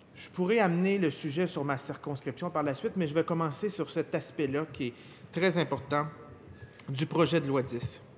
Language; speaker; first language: French; native; French